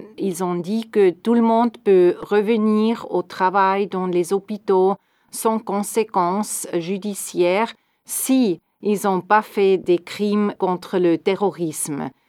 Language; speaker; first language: French; non-native, fluent; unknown